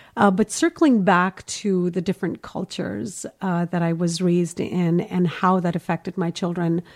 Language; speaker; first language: English; early bilingual, heritage; Hindi